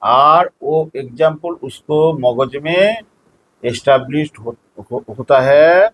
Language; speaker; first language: Hindi; non-native, local second language; Bangla